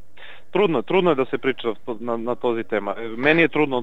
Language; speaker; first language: Bulgarian; non-native, learner; Serbian